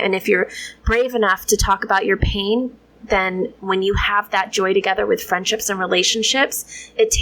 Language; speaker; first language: English; native; English